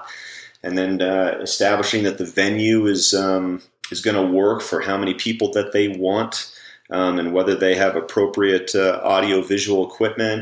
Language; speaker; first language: English; native; English